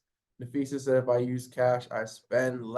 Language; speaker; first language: English; native; English